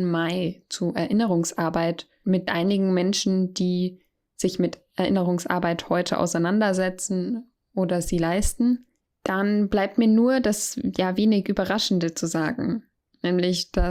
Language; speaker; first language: German; native; German